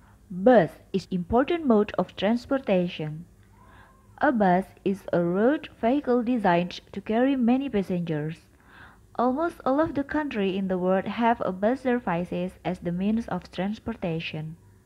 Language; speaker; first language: English; non-native, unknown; Indonesian